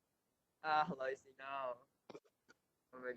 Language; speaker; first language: English; non-native, learner; Indonesian